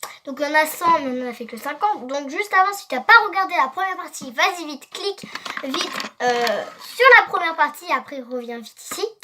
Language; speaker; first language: French; native; French